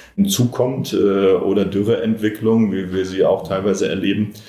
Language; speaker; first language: German; native; German